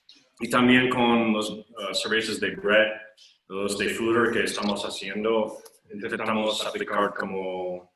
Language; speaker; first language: Spanish; non-native, fluent; English